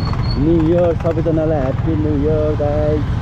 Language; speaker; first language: Nepali; native; Nepali